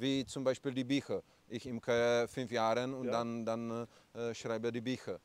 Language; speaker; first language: German; non-native, learner; Czech